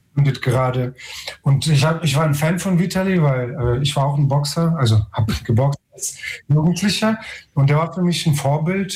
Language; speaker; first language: German; non-native, fluent; Ukrainian